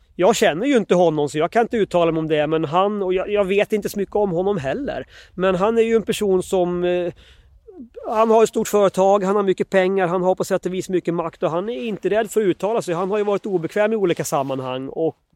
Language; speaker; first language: Swedish; native; Swedish